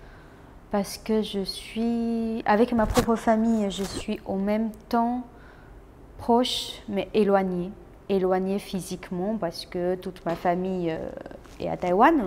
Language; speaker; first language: French; non-native, fluent; Chinese